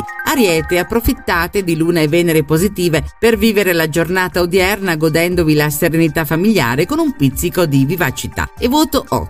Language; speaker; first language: Italian; native; Italian